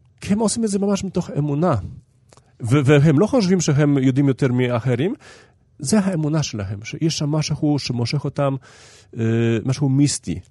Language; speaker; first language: Hebrew; non-native, fluent; Polish